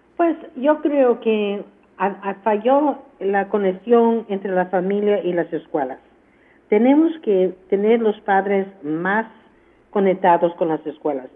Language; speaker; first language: Spanish; early bilingual, heritage; Spanish